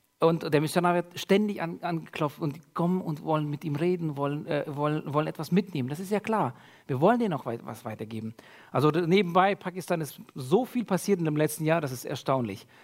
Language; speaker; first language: German; early bilingual, other home language; Russian